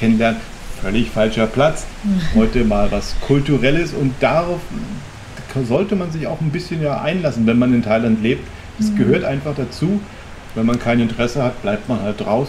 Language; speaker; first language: German; native; German